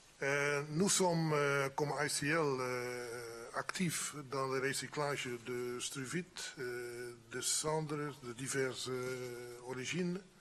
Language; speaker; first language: French; non-native, fluent; Dutch